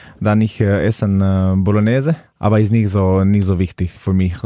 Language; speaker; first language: German; non-native, learner; Slovenian